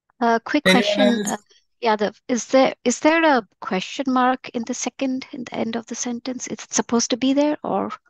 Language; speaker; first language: English; non-native, local second language; Hindi